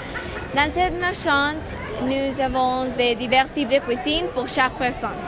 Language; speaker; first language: French; non-native, learner; Spanish